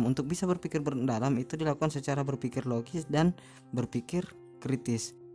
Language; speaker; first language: Indonesian; native; Indonesian